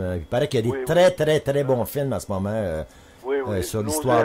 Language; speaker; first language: French; native; French